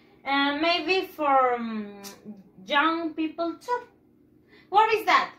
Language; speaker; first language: English; non-native, fluent; Spanish